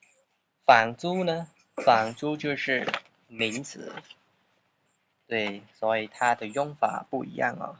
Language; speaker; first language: Chinese; non-native, fluent; Khmer